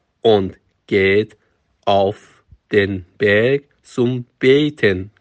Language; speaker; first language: German; non-native, fluent; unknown